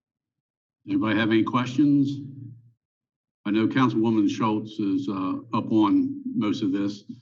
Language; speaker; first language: English; native; English